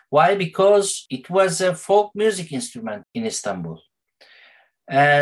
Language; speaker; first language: English; non-native, learner; Turkish